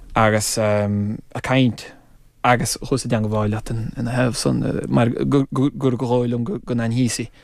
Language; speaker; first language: Irish; non-native, fluent; English